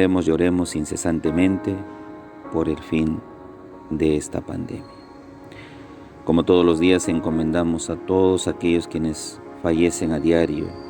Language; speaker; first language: Spanish; native; Spanish